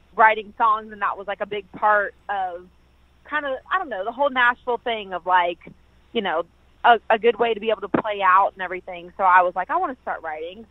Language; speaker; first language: English; native; English